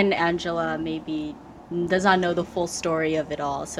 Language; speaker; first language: English; early bilingual, other home language; Vietnamese